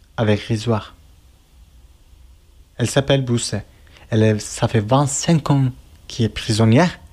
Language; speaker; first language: French; non-native, learner; Kurdish